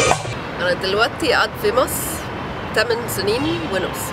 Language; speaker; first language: Arabic; non-native, learner; English